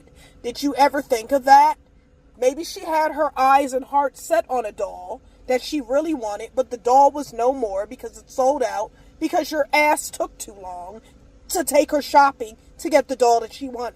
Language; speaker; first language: English; native; English